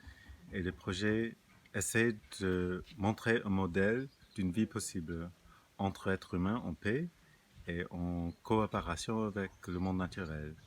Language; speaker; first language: French; non-native, fluent; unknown